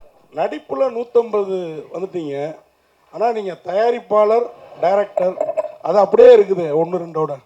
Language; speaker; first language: Tamil; native; Tamil